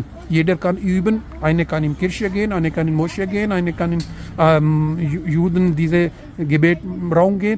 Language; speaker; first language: German; non-native, learner; Urdu